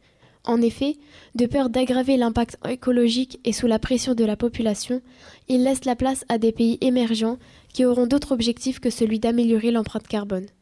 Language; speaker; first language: French; native; French